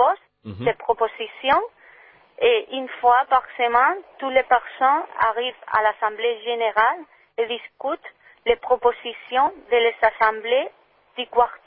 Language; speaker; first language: French; non-native, learner; Spanish